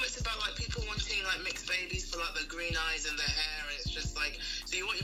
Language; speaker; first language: English; native; English